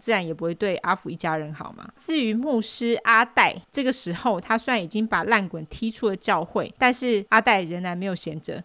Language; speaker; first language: Chinese; native; Chinese